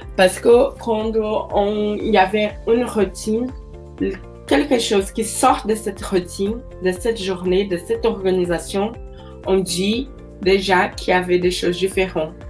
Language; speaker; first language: French; non-native, learner; Portuguese